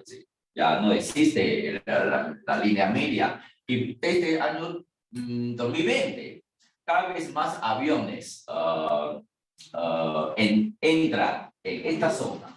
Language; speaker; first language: Spanish; non-native, fluent; Chinese